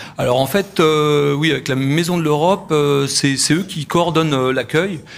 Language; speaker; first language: French; native; French